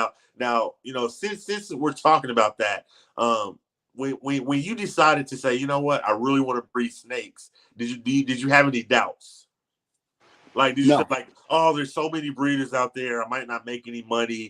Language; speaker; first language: English; native; English